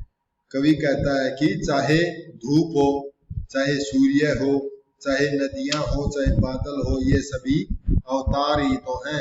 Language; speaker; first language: Hindi; native; Hindi